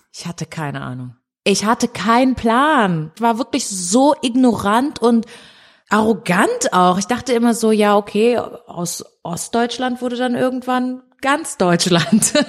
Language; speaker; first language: German; early bilingual, other home language; Portuguese